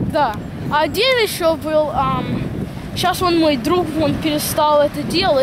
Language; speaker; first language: Russian; early bilingual, heritage; Russian